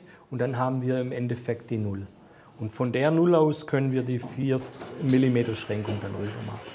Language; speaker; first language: German; native; German